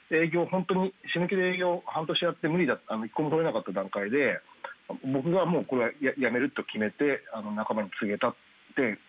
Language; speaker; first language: Japanese; native; Japanese